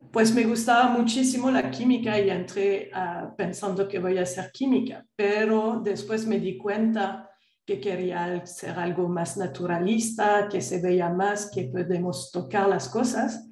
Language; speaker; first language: Spanish; non-native, fluent; French